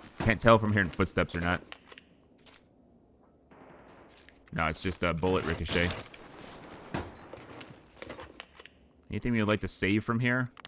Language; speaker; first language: English; native; English